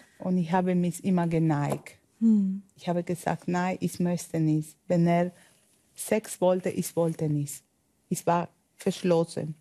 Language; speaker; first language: German; non-native, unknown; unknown